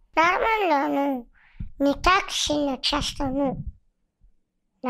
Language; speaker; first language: Russian; non-native, local second language; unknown